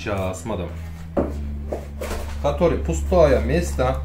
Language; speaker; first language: Russian; non-native, learner; Turkish